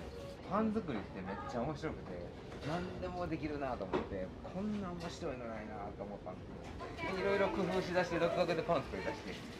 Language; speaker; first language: Japanese; native; Japanese